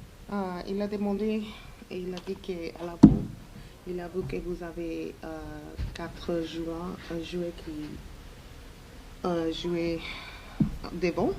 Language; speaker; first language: French; non-native, learner; Spanish